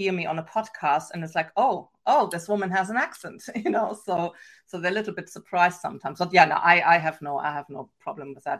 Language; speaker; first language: English; non-native, fluent; German